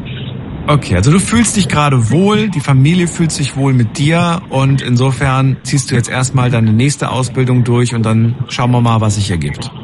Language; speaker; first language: German; native; German